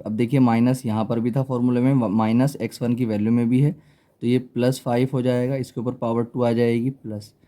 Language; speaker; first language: Hindi; native; Hindi